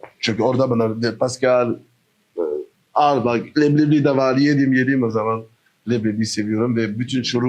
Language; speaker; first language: Turkish; non-native, learner; French